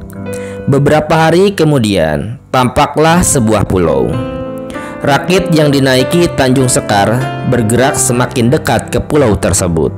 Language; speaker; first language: Indonesian; native; Indonesian